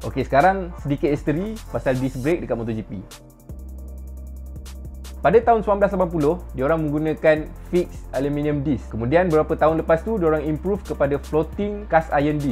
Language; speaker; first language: Malay; native; Malay